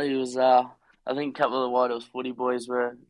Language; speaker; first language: English; native; English